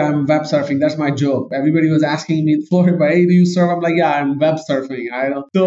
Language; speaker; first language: English; non-native, local second language; Urdu